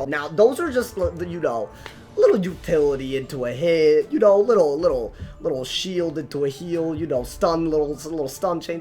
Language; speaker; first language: English; native; English